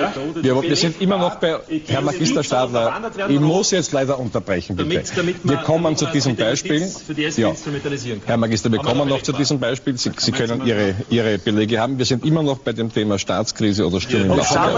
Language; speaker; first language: German; native; German